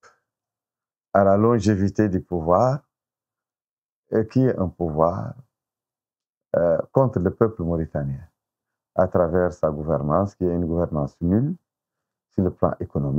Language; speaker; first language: French; non-native, local second language; Arabic